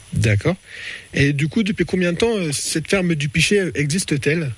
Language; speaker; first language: French; native; French